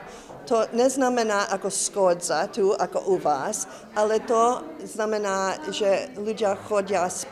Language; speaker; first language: Slovak; early bilingual, heritage; English